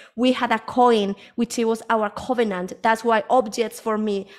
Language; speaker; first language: English; early bilingual, other home language; Spanish